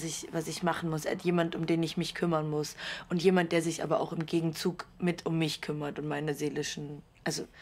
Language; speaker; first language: German; native; German